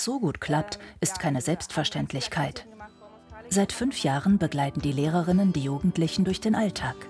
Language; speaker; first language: German; native; German